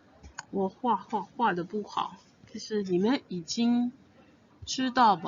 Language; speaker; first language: Chinese; non-native, fluent; English